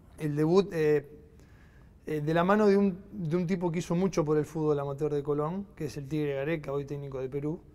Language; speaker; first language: Spanish; native; Spanish